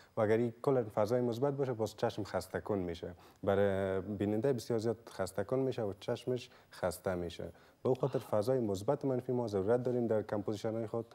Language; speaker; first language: Persian; native; Persian